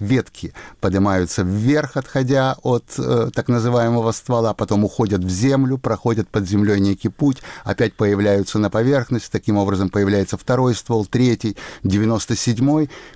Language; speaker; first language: Russian; native; Russian